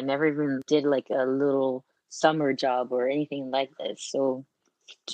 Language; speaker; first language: English; non-native, fluent; French